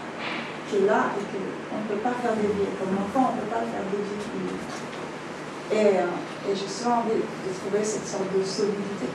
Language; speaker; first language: French; native; French